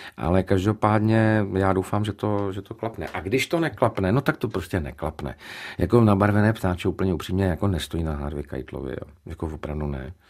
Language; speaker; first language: Czech; native; Czech